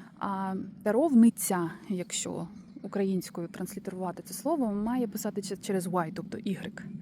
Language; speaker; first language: Ukrainian; native; Ukrainian